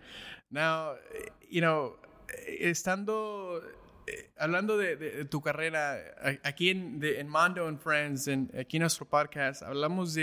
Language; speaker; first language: Spanish; early bilingual, heritage; Spanish